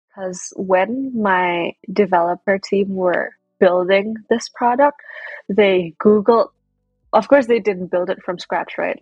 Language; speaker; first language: English; non-native, fluent; Indonesian